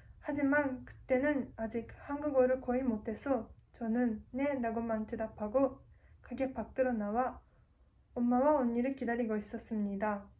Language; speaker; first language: Korean; non-native, learner; Japanese